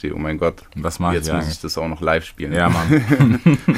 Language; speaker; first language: German; native; German